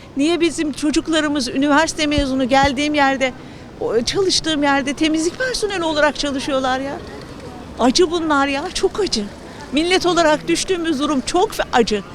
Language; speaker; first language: Turkish; native; Turkish